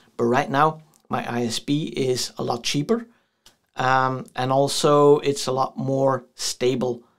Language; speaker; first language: English; non-native, fluent; Dutch